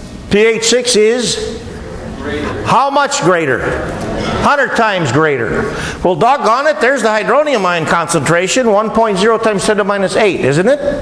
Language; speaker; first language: English; native; English